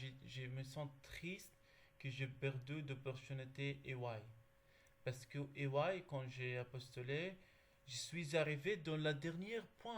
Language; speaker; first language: French; non-native, learner; Arabic